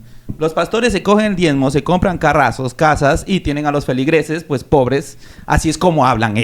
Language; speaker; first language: Spanish; native; Spanish